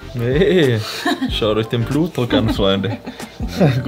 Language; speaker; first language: German; native; German